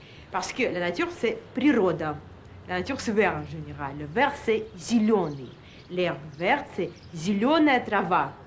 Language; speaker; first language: French; non-native, fluent; Russian